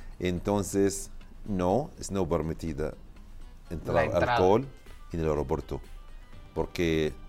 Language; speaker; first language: Spanish; non-native, learner; Arabic